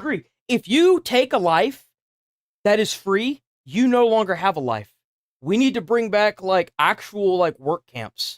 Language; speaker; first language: English; native; English